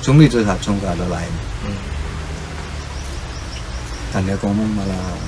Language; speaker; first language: Indonesian; non-native, fluent; German